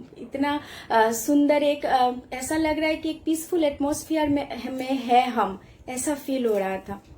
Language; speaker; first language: Hindi; non-native, local second language; Bangla